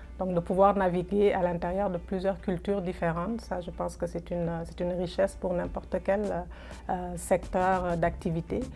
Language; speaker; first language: French; non-native, local second language; Wolof